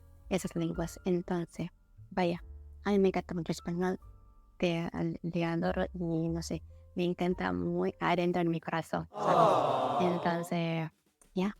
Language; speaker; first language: Spanish; non-native, learner; Indonesian